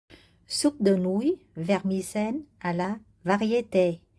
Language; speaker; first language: French; non-native, learner; Vietnamese